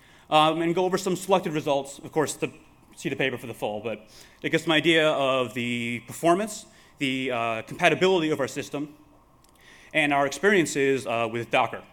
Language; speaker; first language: English; native; English